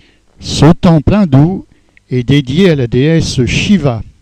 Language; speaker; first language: French; native; French